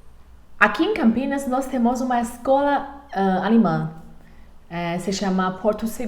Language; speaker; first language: Portuguese; non-native, learner; Chinese